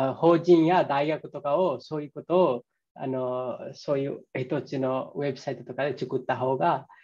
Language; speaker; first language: Japanese; non-native, fluent; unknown